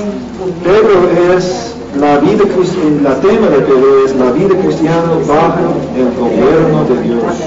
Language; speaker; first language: Spanish; non-native, learner; English